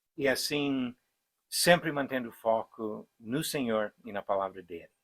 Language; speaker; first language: Portuguese; non-native, fluent; English